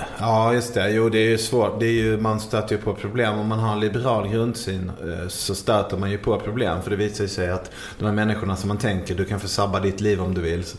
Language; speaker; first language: Swedish; native; Swedish